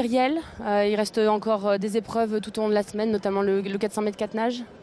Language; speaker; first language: French; native; French